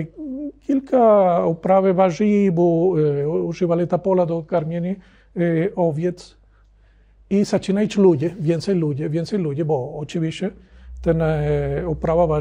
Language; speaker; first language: Polish; non-native, learner; Spanish